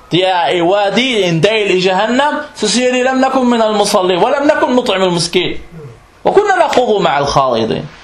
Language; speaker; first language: Danish; non-native, fluent; Arabic